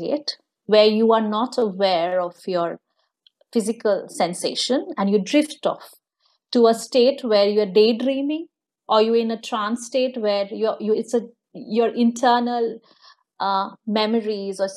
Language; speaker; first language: English; non-native, local second language; Bangla